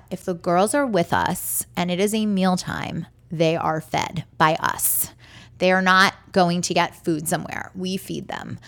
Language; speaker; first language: English; native; English